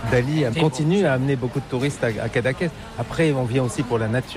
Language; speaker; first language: French; native; French